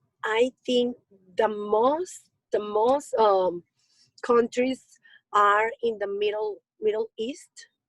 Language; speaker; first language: English; non-native, learner; Spanish